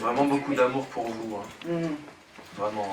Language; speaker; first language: French; native; French